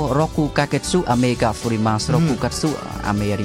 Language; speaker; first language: Japanese; non-native, learner; Khmer